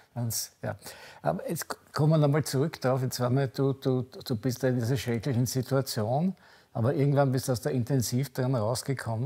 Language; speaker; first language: German; native; German